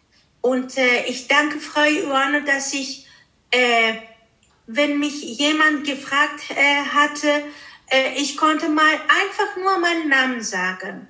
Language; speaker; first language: German; early bilingual, other home language; Greek